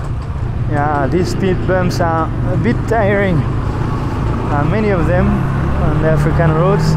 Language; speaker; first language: English; non-native, fluent; French